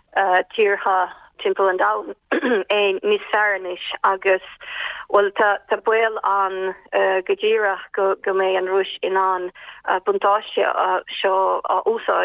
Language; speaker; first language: Irish; non-native, fluent; Ukrainian